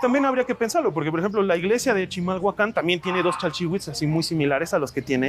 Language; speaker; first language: Spanish; native; Spanish